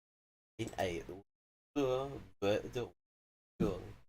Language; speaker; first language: Vietnamese; non-native, learner; English